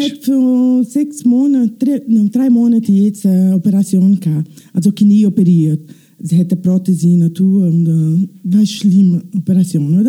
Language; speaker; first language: German; non-native, learner; Italian